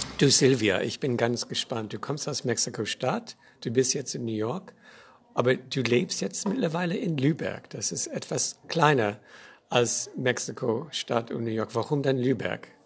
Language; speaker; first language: German; non-native, fluent; English